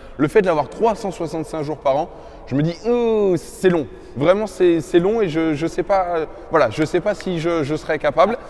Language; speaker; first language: French; native; French